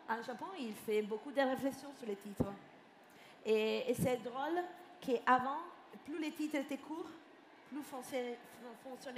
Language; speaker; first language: French; non-native, fluent; Italian